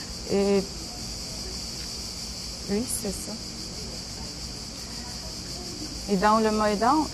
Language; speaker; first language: French; non-native, learner; Ukrainian